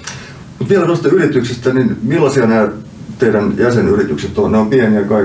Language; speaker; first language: Finnish; native; Finnish